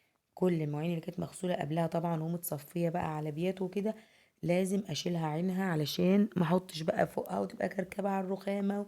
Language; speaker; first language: Arabic; native; Arabic